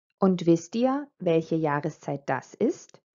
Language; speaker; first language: German; non-native, fluent; Croatian